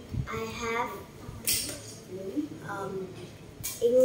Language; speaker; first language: English; non-native, learner; Vietnamese